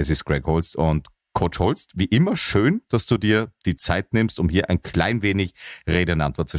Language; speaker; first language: German; native; German